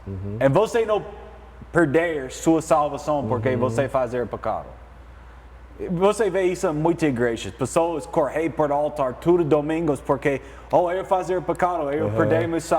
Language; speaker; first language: Portuguese; non-native, learner; English